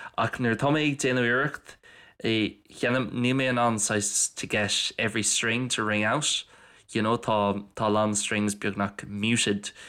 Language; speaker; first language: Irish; non-native, local second language; English